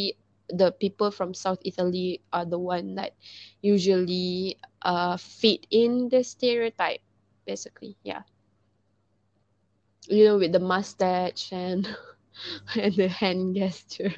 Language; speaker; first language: English; non-native, local second language; Malay